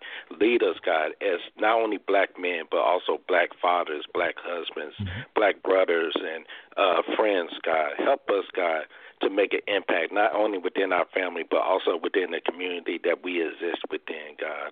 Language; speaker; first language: English; native; English